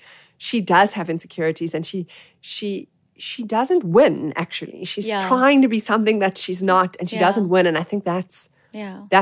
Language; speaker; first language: English; native; English